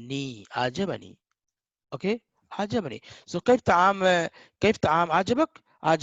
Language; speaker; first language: Arabic; non-native, fluent; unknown